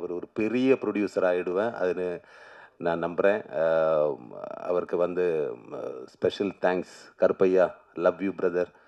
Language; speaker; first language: Tamil; non-native, learner; Malayalam